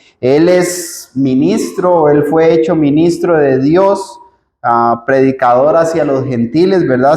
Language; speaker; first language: Spanish; native; Spanish